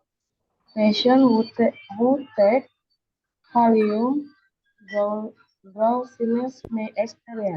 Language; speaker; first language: English; non-native, learner; Indonesian